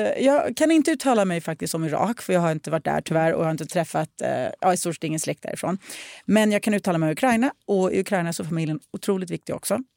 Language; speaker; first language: Swedish; early bilingual, other home language; Russian